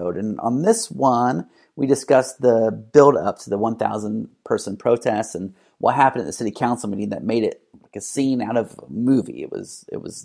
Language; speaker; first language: English; native; English